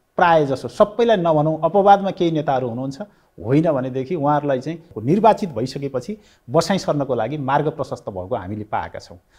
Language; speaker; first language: Nepali; native; Nepali